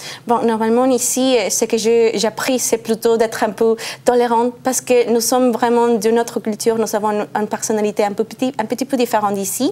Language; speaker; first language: French; non-native, learner; Spanish